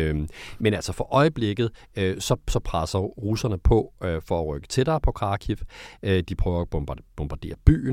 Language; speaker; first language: Danish; native; Danish